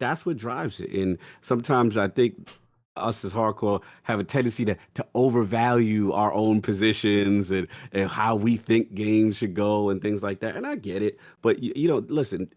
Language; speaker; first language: English; native; English